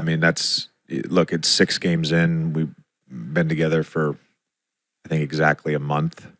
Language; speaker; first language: English; native; English